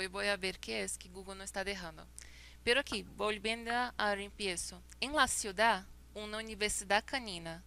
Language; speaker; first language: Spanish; non-native, fluent; Portuguese